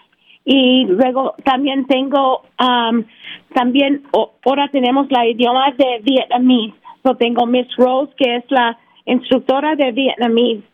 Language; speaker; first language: Spanish; early bilingual, heritage; Spanish